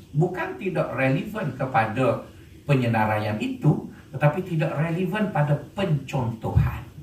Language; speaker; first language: Malay; native; Malay